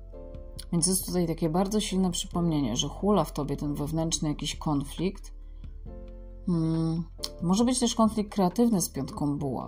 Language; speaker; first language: Polish; native; Polish